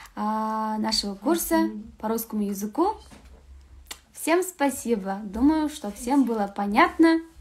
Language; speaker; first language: Russian; non-native, local second language; Kazakh